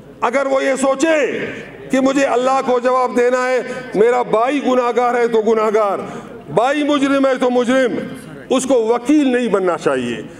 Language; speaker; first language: Urdu; non-native, local second language; Baluchi